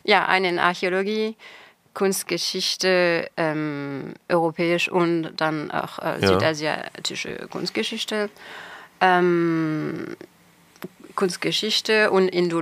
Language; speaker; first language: German; non-native, fluent; French